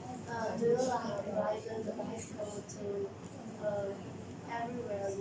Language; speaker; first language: English; non-native, learner; Chinese